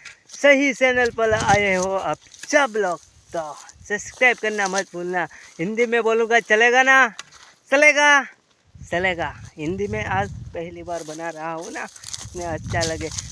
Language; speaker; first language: Hindi; non-native, local second language; Gujarati